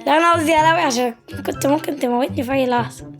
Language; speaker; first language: Arabic; native; Arabic